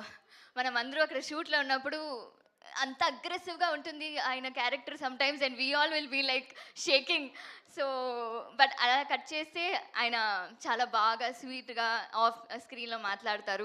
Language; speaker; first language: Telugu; non-native, fluent; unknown